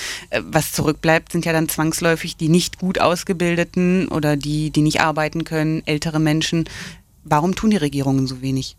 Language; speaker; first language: German; native; German